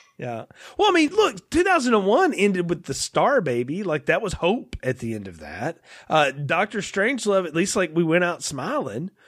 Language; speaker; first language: English; native; English